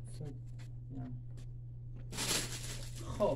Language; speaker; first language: English; non-native, learner; Persian